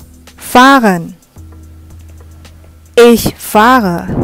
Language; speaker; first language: German; non-native, fluent; Indonesian